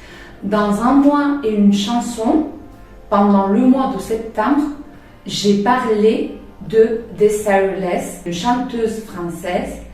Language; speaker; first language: French; non-native, fluent; Spanish